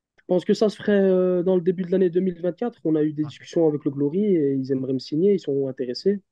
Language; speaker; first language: French; early bilingual, other home language; Turkish